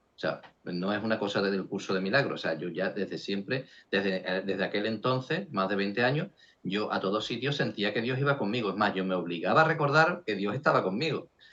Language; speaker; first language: Spanish; native; Spanish